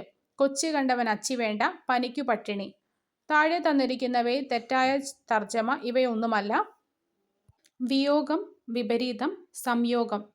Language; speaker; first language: Malayalam; native; Malayalam